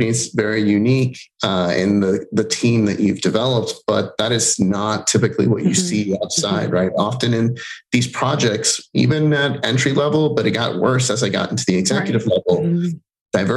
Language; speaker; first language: English; non-native, fluent; Spanish